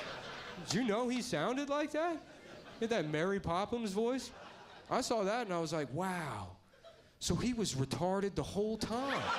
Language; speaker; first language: English; native; English